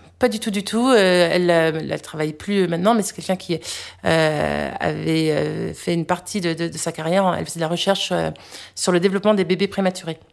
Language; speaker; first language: French; native; French